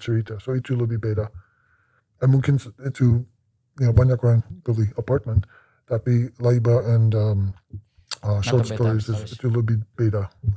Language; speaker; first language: Indonesian; non-native, learner; English